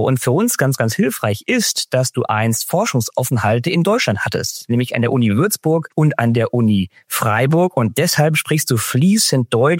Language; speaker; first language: German; native; German